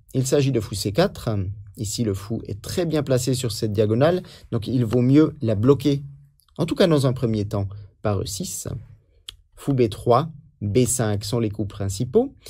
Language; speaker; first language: French; native; French